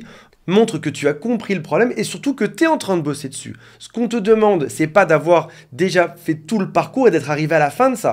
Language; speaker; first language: French; native; French